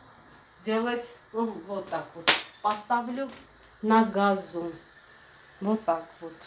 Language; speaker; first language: Russian; non-native, fluent; Armenian